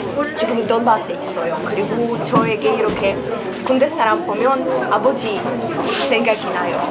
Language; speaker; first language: Korean; non-native, learner; Ukrainian